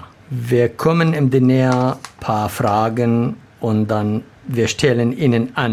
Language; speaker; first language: German; non-native, learner; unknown